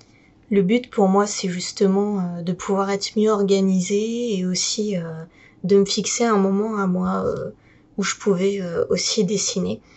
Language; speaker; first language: French; native; French